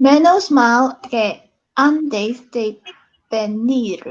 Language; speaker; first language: Spanish; non-native, learner; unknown